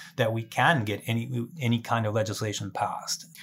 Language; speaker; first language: English; non-native, fluent; Spanish